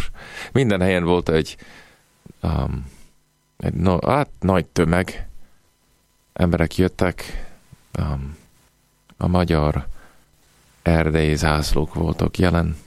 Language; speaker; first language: Hungarian; non-native, fluent; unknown